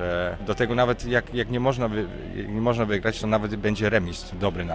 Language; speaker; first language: Polish; early bilingual, heritage; Polish